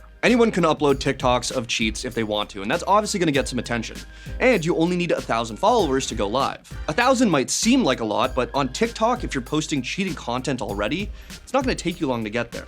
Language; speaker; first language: English; native; English